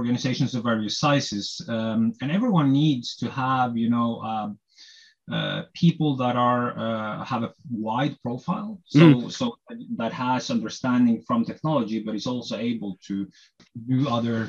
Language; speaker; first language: English; non-native, fluent; Norwegian